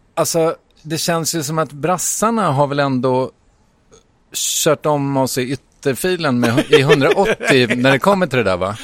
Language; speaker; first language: Swedish; native; Swedish